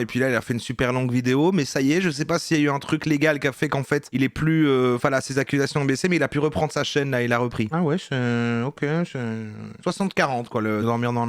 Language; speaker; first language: French; native; French